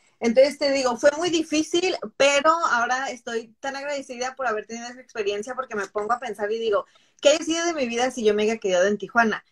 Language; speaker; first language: Spanish; native; Spanish